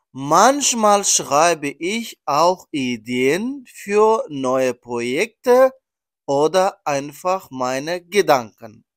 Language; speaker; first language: German; non-native, learner; Persian